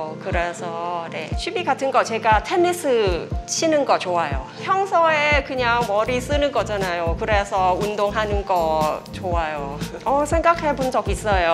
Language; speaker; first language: Korean; non-native, fluent; Thai